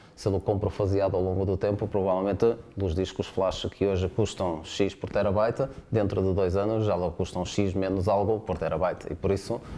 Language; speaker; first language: Spanish; non-native, learner; Portuguese